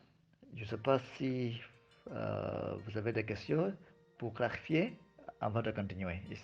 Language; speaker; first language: French; non-native, fluent; Nyanja